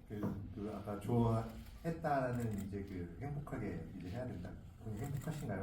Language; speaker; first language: Korean; native; Korean